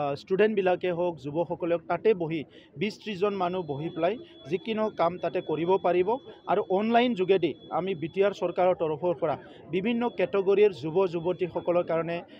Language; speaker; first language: Assamese; non-native, local second language; Bodo